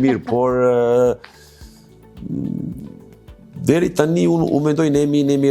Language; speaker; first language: Albanian; non-native, learner; Serbian